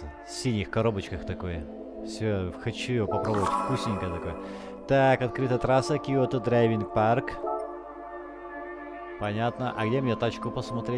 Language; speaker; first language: Russian; native; Russian